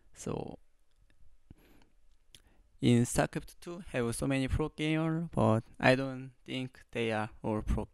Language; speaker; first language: English; non-native, learner; Korean